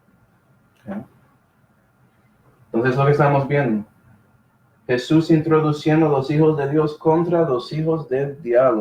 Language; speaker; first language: Spanish; non-native, fluent; English